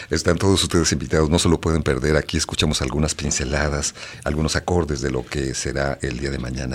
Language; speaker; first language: Spanish; native; Spanish